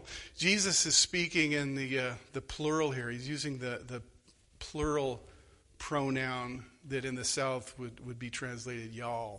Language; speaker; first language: English; native; English